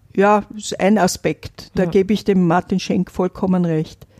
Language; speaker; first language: German; native; German